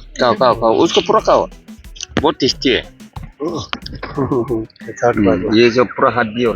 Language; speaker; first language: Hindi; non-native, local second language; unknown